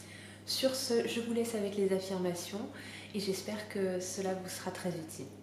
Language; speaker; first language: French; native; French